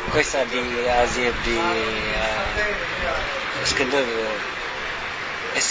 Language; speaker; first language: Italian; non-native, learner; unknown